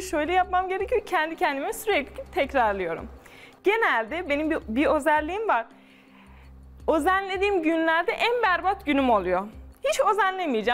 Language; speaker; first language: Turkish; non-native, fluent; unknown